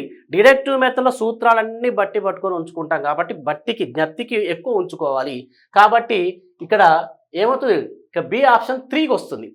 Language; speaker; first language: Telugu; native; Telugu